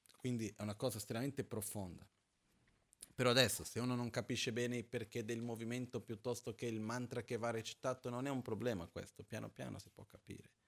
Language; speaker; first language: Italian; non-native, fluent; Portuguese